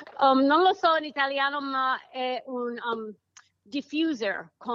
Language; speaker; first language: Italian; non-native, learner; English